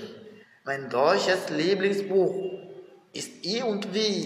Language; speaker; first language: German; non-native, fluent; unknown